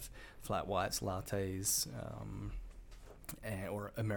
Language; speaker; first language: English; native; English